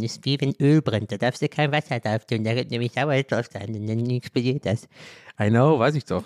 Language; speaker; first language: German; early bilingual, other home language; English